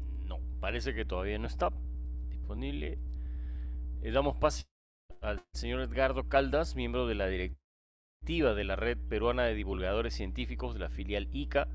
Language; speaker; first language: Spanish; native; Spanish